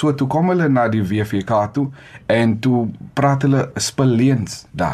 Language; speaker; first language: Afrikaans; non-native, local second language; Xhosa